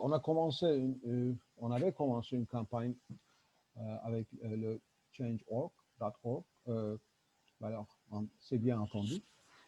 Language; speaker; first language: French; non-native, learner; Turkish